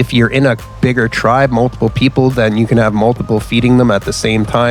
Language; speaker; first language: English; native; English